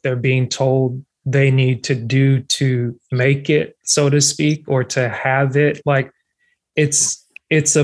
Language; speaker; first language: English; non-native, local second language; French